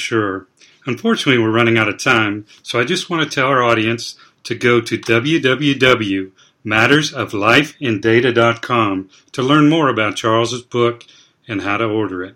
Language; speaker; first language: English; native; English